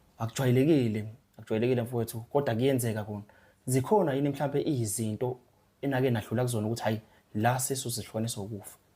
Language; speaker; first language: Zulu; native; Zulu